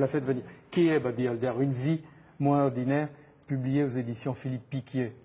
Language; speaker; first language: French; native; French